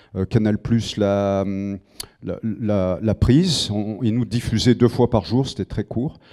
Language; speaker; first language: French; native; French